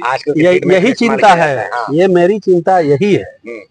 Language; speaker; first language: Hindi; native; Hindi